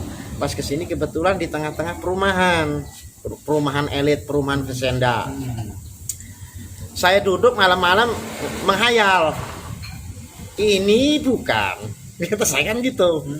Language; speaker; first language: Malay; non-native, local second language; Javanese